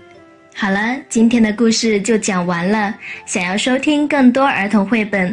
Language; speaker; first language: Chinese; native; Chinese